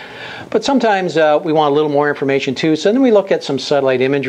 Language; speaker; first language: English; native; English